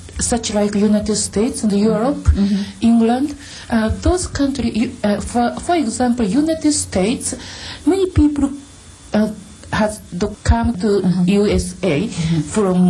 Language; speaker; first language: English; non-native, learner; Japanese